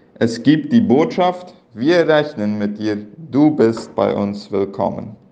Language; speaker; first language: German; early bilingual, heritage; Plautdietsch